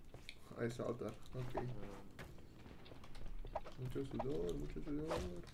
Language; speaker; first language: Spanish; non-native, learner; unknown